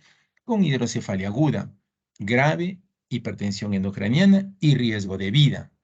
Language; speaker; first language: Spanish; native; Spanish